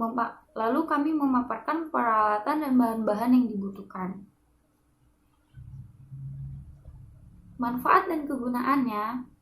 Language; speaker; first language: Indonesian; native; Indonesian